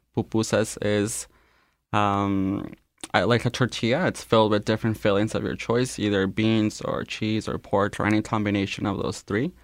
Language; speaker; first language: English; non-native, fluent; Spanish